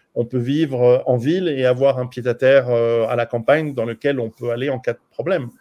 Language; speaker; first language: French; native; French